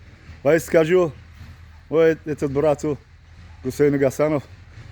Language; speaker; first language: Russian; non-native, learner; Tajik